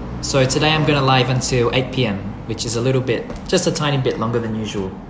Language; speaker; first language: English; early bilingual, other home language; Thai